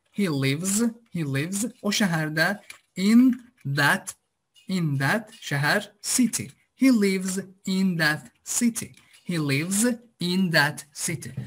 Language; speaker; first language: English; non-native, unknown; Azerbaijani